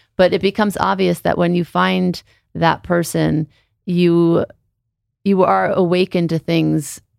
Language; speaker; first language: English; native; English